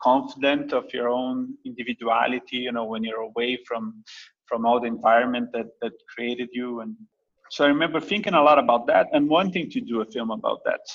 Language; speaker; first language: English; non-native, fluent; Portuguese